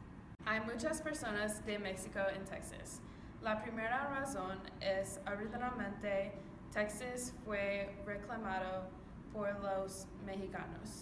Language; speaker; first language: Spanish; non-native, learner; English